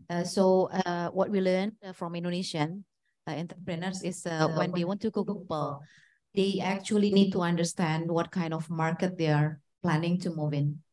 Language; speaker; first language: English; non-native, fluent; Indonesian